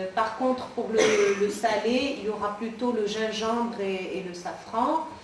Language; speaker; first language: French; non-native, local second language; Arabic